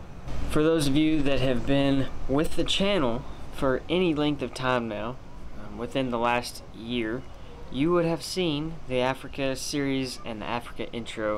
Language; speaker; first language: English; native; English